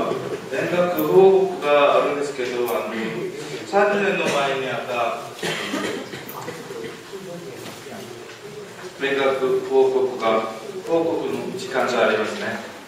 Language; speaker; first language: Japanese; non-native, learner; Korean